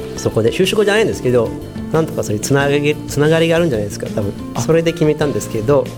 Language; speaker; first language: Japanese; non-native, fluent; Tamil